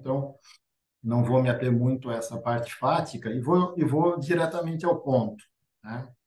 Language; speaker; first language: Portuguese; native; Portuguese